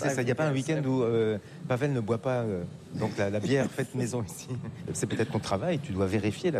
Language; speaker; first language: French; native; French